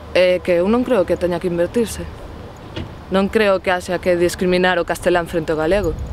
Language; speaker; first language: Galician; non-native, local second language; Spanish